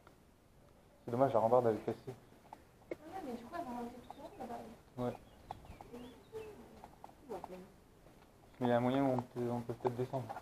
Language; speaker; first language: French; native; French